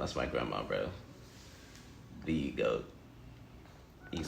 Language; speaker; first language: English; native; English